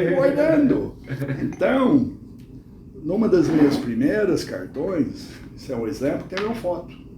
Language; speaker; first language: Portuguese; non-native, fluent; English